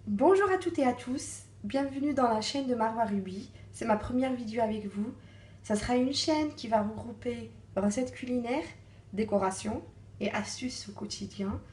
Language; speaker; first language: French; non-native, local second language; Arabic